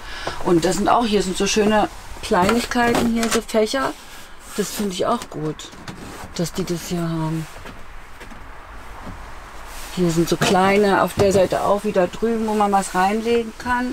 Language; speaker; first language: German; native; German